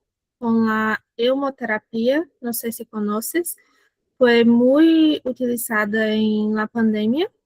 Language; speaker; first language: Spanish; non-native, fluent; Portuguese